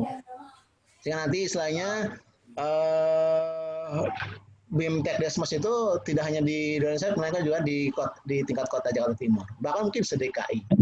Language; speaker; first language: Indonesian; native; Indonesian